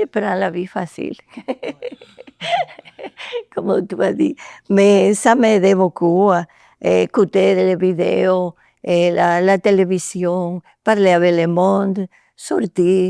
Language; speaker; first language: French; non-native, learner; Spanish